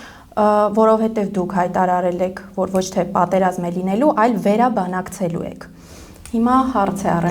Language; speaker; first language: Armenian; native; Armenian